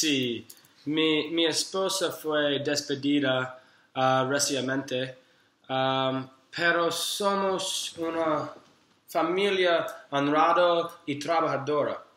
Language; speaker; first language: Spanish; non-native, learner; English